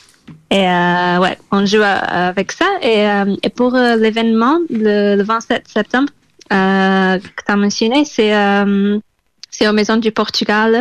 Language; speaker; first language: French; non-native, fluent; Portuguese